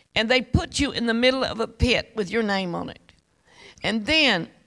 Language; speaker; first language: English; native; English